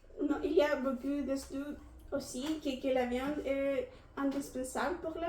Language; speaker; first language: French; non-native, learner; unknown